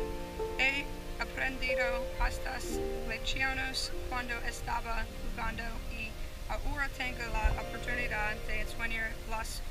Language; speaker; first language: Spanish; non-native, learner; English